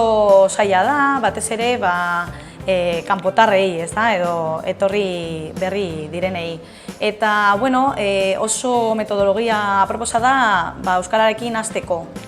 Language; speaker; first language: Basque; non-native, local second language; Spanish